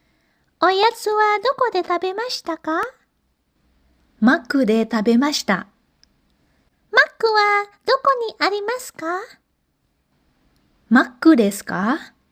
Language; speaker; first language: Japanese; non-native, fluent; Indonesian